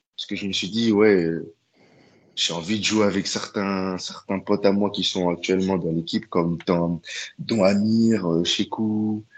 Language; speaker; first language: French; native; French